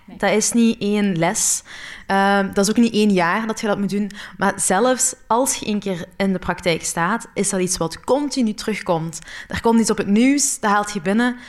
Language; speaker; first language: Dutch; early bilingual, other home language; Arabic